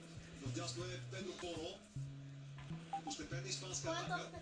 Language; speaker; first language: Bulgarian; native; Bulgarian